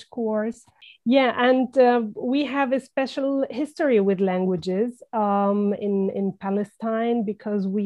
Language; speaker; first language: English; non-native, fluent; Arabic